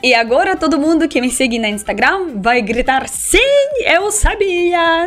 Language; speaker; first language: Portuguese; non-native, fluent; Russian